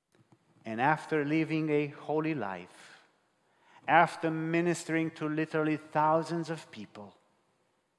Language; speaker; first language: English; non-native, fluent; Romanian